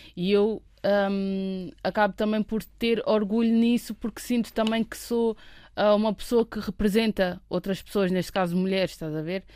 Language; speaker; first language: Portuguese; native; Portuguese